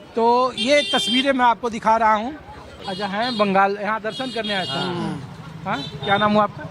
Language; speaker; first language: Hindi; native; Hindi